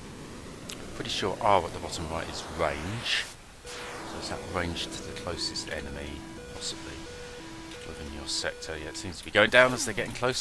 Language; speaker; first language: English; native; English